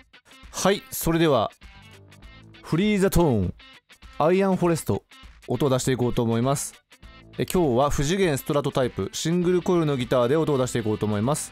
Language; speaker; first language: Japanese; native; Japanese